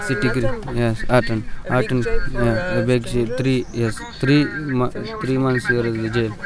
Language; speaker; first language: English; non-native, learner; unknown